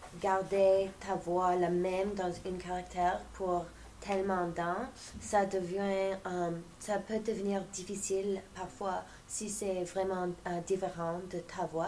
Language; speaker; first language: French; non-native, fluent; English